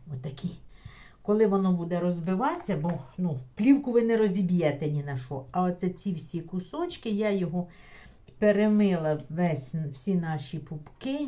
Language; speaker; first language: Ukrainian; non-native, local second language; Russian